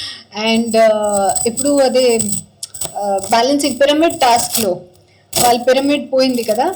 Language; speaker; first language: Telugu; non-native, learner; Hindi